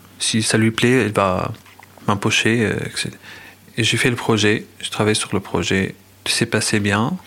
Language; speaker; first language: French; non-native, fluent; Arabic